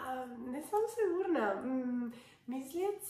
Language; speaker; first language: Bulgarian; non-native, learner; English